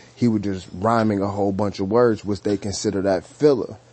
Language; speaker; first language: English; native; English